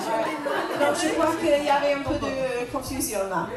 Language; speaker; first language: French; non-native, fluent; English